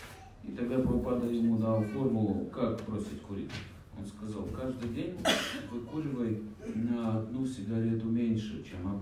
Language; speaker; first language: Russian; native; Russian